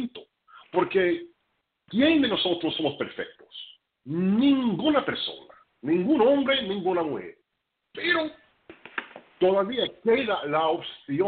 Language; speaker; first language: Spanish; non-native, fluent; English